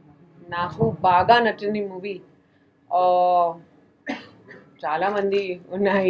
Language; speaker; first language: Telugu; non-native, local second language; Hindi